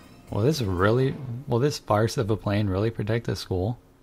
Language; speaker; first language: English; native; English